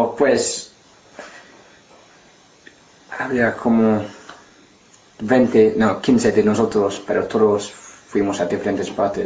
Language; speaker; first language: Spanish; non-native, learner; English